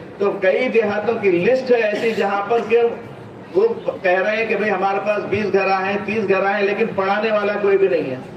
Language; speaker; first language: Urdu; native; Urdu